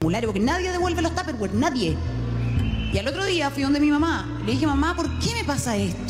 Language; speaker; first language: Spanish; native; Spanish